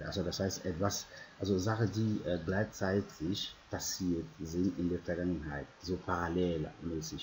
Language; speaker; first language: German; non-native, fluent; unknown